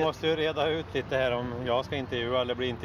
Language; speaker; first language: Swedish; native; Swedish